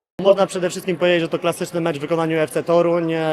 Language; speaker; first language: Polish; native; Polish